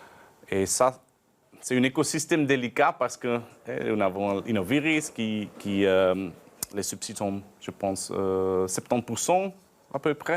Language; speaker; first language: French; non-native, learner; Dutch